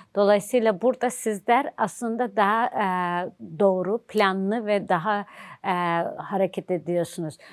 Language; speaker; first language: Turkish; non-native, fluent; Azerbaijani